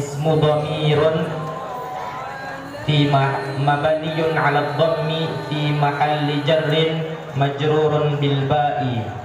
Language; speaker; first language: Arabic; non-native, learner; Indonesian